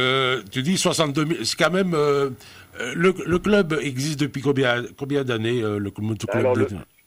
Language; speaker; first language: French; native; French